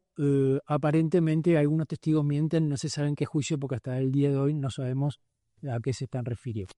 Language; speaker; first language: Spanish; native; Spanish